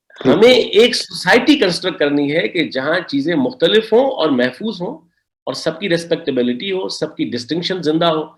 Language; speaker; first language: Urdu; non-native, local second language; Sindhi